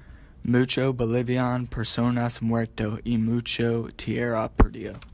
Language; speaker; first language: Spanish; non-native, learner; English